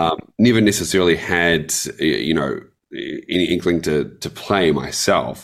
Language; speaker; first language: English; native; English